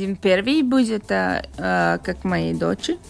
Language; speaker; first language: Russian; non-native, local second language; Latvian